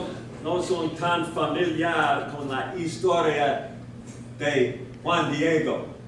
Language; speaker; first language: Spanish; non-native, learner; English